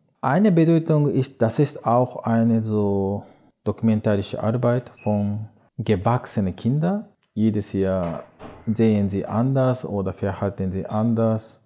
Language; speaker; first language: German; non-native, learner; Japanese